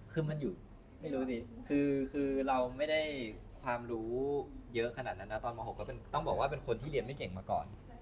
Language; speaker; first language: Thai; native; Thai